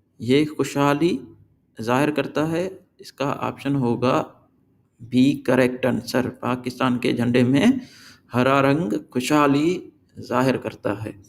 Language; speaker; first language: Urdu; non-native, local second language; Sindhi